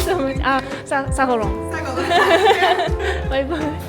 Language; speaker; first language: English; non-native, learner; Japanese